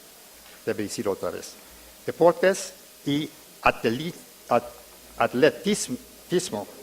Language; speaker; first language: Spanish; early bilingual, heritage; English